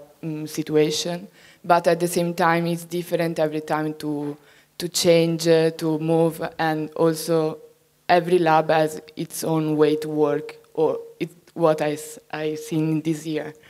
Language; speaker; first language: English; non-native, fluent; Italian